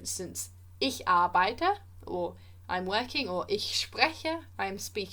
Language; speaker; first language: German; non-native, fluent; English